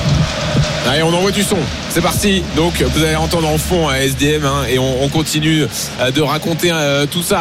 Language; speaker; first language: French; native; French